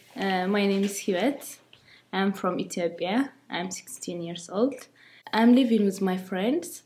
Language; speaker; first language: English; non-native, learner; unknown